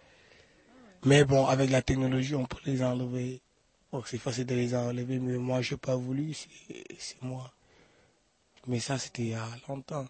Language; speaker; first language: French; non-native, local second language; Wolof